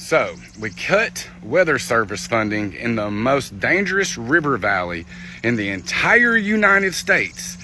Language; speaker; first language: English; native; English